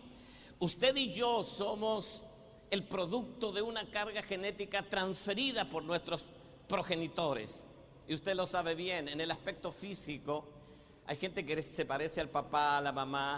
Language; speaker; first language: Spanish; native; Spanish